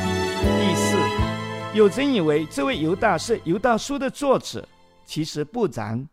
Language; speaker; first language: Chinese; native; Chinese